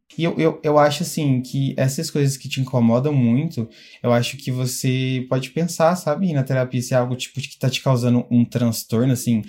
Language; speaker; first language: Portuguese; native; Portuguese